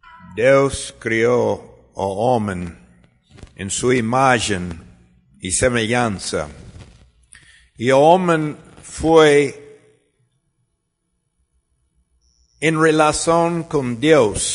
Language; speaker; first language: Portuguese; non-native, fluent; Spanish